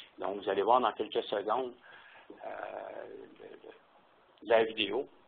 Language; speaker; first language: French; native; French